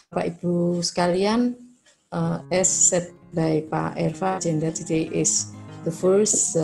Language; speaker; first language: English; non-native, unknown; Indonesian